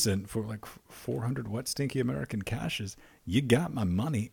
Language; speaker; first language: English; native; English